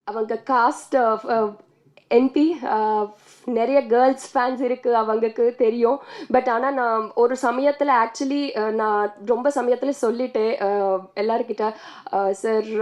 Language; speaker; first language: Tamil; non-native, learner; Telugu